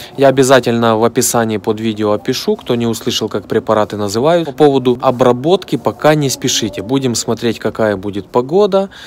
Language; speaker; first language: Russian; native; Russian